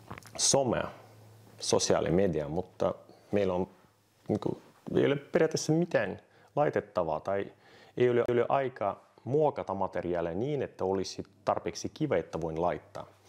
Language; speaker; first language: Finnish; non-native, fluent; Russian